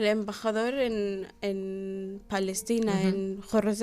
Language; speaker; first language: Spanish; non-native, learner; Arabic